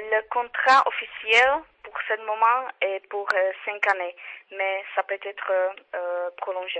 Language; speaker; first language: French; non-native, learner; Czech